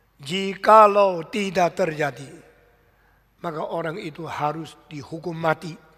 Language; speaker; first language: Indonesian; early bilingual, other home language; Min Nan Chinese